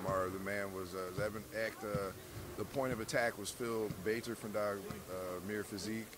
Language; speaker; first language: Dutch; non-native, fluent; English